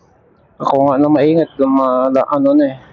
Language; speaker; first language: Filipino; native; Filipino